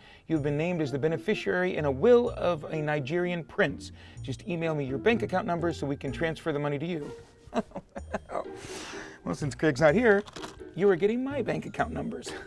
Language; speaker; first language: English; native; English